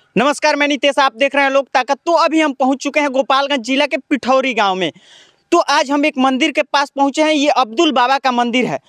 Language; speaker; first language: Hindi; native; Hindi